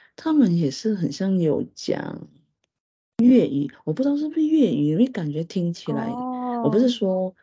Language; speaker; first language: Chinese; non-native, local second language; Hakka Chinese